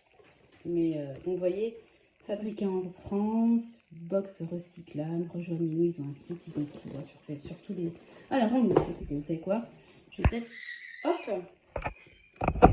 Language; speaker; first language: French; native; French